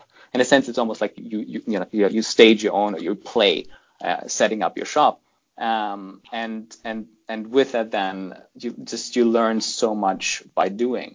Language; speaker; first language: English; non-native, fluent; German